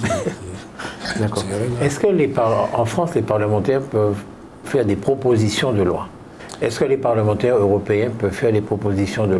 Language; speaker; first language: French; native; French